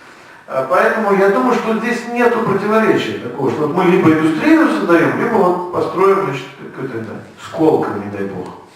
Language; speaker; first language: Russian; native; Russian